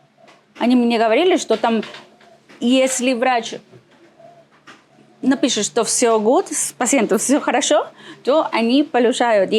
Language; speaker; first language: Russian; non-native, learner; Spanish